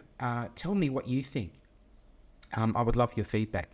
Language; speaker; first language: English; native; English